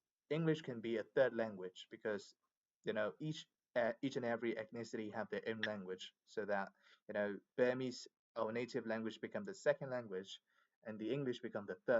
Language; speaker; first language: English; non-native, fluent; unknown